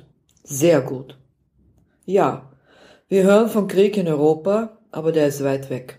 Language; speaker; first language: German; non-native, fluent; Dutch